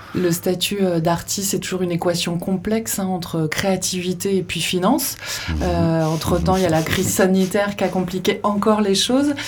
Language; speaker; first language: French; native; French